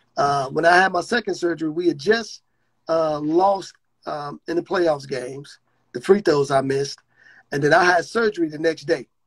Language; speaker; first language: English; native; English